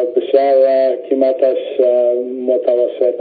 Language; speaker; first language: Persian; non-native, learner; English